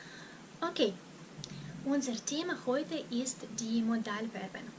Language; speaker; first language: German; non-native, fluent; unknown